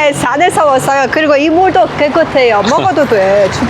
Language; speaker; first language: Korean; non-native, learner; Persian